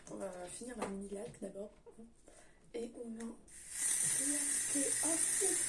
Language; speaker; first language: French; native; French